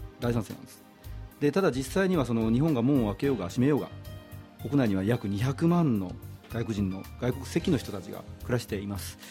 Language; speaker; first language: Japanese; native; Japanese